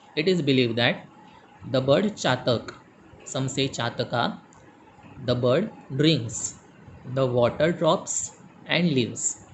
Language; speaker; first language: English; non-native, local second language; Marathi